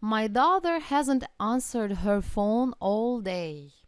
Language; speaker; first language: English; non-native, fluent; Turkish